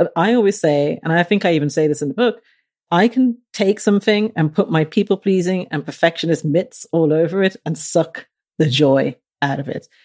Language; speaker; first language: English; native; English